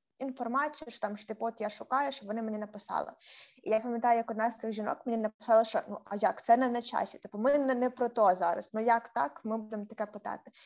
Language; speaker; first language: Ukrainian; native; Ukrainian